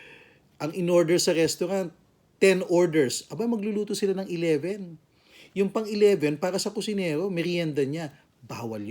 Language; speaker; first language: Filipino; native; Filipino